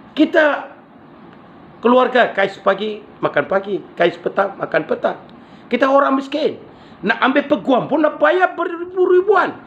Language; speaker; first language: Malay; non-native, local second language; Tamil